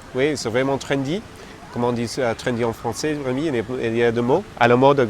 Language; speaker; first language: French; non-native, fluent; English